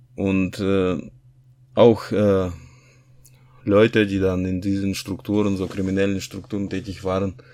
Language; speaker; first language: German; non-native, fluent; Russian